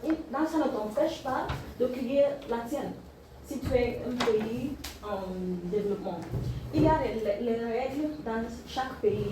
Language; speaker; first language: French; non-native, learner; English